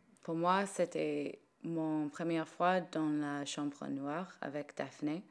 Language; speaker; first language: French; non-native, learner; English